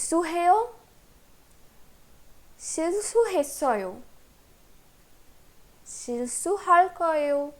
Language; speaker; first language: Korean; non-native, fluent; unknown